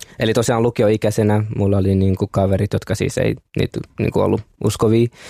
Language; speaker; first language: Finnish; early bilingual, other home language; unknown